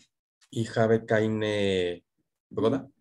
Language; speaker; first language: German; non-native, learner; Spanish